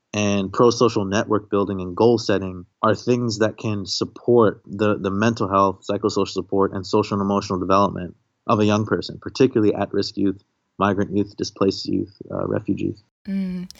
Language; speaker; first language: English; native; English